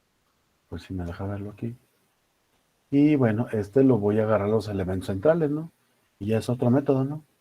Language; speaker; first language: Spanish; native; Spanish